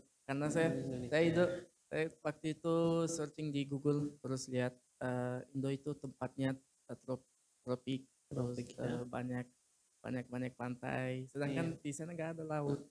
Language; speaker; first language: Indonesian; non-native, fluent; Uzbek